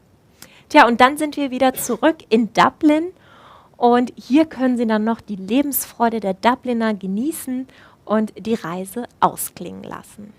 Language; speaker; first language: German; native; German